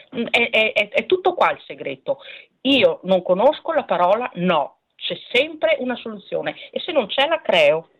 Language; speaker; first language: Italian; native; Italian